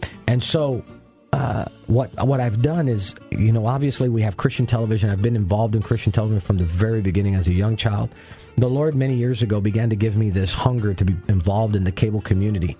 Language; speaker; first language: English; early bilingual, other home language; Spanish